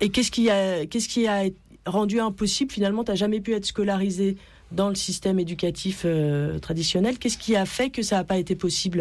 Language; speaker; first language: French; native; French